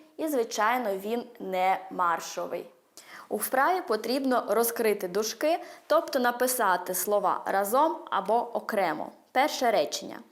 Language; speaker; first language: Ukrainian; early bilingual, heritage; Ukrainian